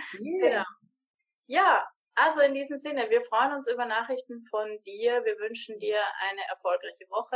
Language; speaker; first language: German; native; German